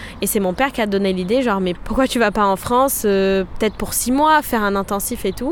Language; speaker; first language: French; non-native, fluent; Portuguese